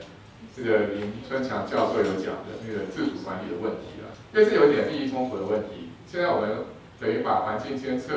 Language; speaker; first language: Chinese; native; Chinese